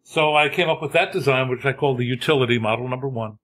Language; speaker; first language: English; native; English